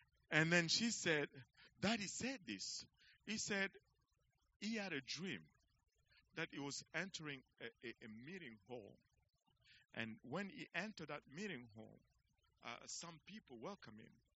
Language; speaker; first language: English; non-native, fluent; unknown